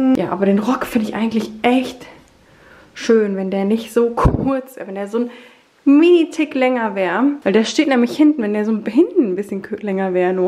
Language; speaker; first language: German; native; German